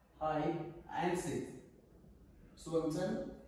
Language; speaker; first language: Vietnamese; non-native, learner; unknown